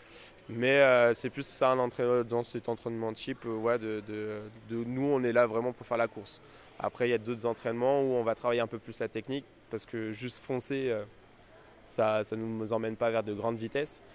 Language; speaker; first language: French; native; French